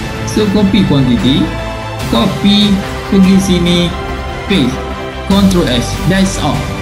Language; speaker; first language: English; non-native, local second language; Malay